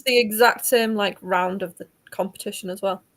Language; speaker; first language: English; native; English